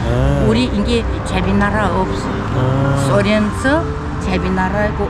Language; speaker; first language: Korean; early bilingual, heritage; Korean